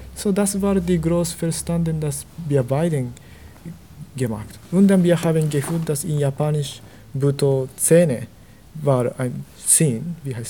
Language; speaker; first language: German; non-native, learner; Japanese